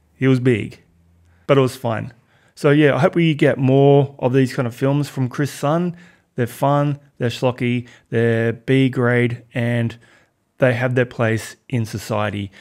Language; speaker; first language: English; native; English